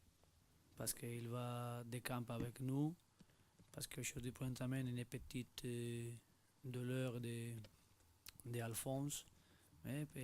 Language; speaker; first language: French; non-native, learner; Spanish